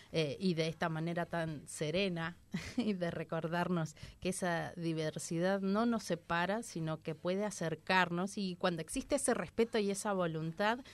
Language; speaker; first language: Spanish; native; Spanish